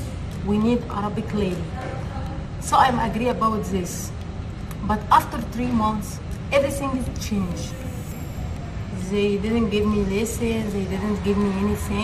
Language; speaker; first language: English; non-native, learner; Arabic